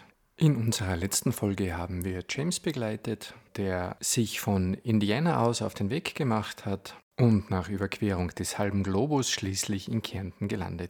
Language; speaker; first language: German; native; German